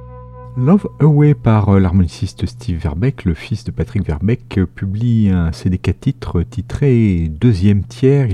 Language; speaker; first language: French; native; French